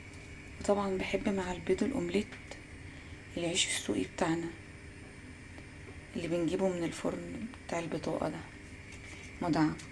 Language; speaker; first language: Arabic; native; Arabic